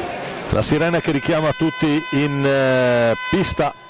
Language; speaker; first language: Italian; native; Italian